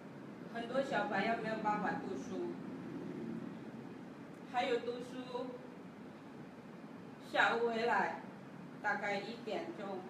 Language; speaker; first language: Chinese; non-native, learner; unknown